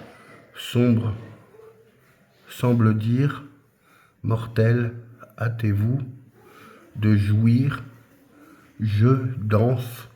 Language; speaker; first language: French; native; French